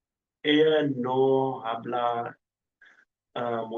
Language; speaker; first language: Spanish; non-native, learner; English